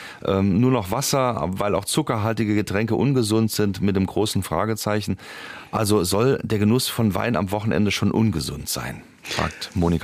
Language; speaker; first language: German; native; German